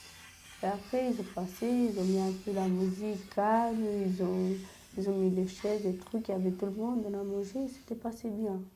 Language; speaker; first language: French; non-native, learner; Romanian